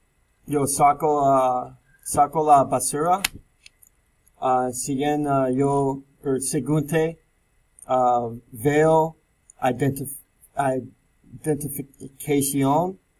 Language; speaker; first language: Spanish; non-native, learner; English